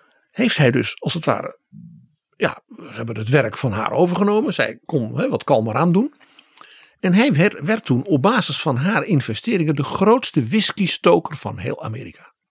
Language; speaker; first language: Dutch; native; Dutch